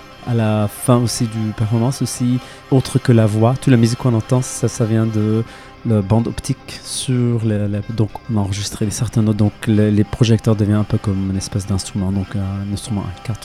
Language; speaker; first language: French; non-native, local second language; Arabic